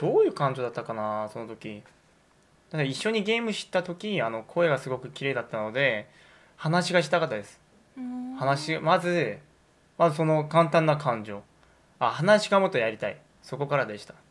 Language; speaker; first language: Japanese; non-native, fluent; Korean